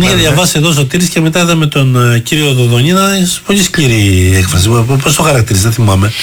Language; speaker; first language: Greek; native; Greek